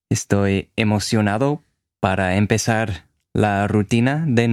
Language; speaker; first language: Spanish; non-native, fluent; English